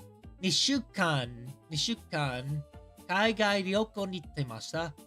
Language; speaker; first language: Japanese; non-native, learner; English